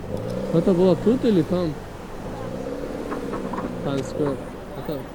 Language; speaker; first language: Russian; non-native, local second language; Tajik